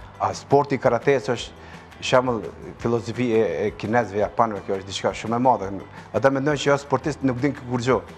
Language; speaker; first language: Albanian; native; Albanian